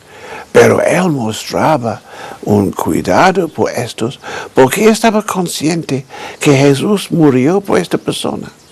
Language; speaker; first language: Spanish; non-native, fluent; English